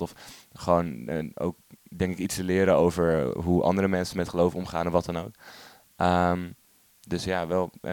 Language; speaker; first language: Dutch; native; Dutch